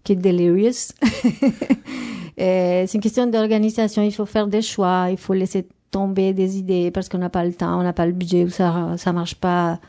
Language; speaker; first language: French; non-native, fluent; Spanish